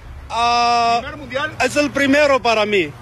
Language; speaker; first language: Spanish; non-native, learner; Arabic